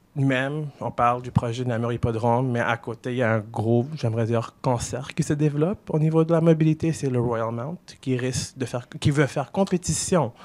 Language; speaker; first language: French; native; French